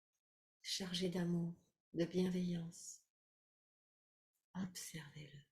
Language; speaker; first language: French; native; French